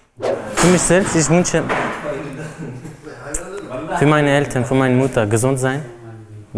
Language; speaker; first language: German; non-native, learner; Arabic